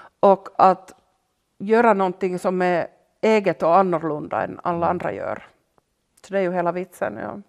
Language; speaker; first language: Swedish; non-native, local second language; Finnish